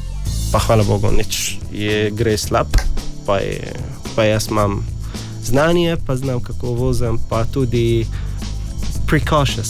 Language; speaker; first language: Slovenian; non-native, learner; Arabic